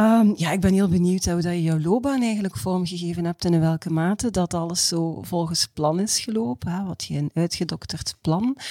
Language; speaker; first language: Dutch; native; Dutch